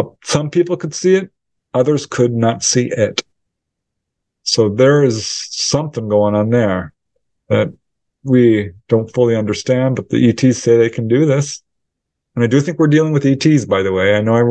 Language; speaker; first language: English; native; English